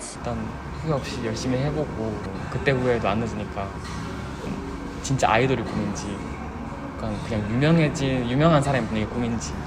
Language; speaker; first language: Korean; non-native, fluent; Thai